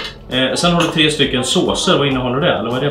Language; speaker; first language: Swedish; native; Swedish